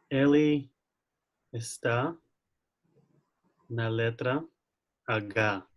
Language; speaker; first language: Portuguese; non-native, learner; English